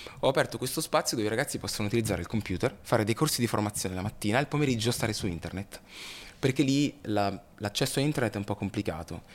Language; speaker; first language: Italian; early bilingual, other home language; Lingala